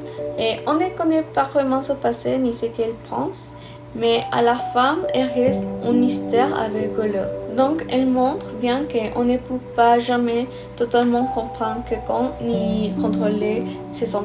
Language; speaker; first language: French; non-native, fluent; Spanish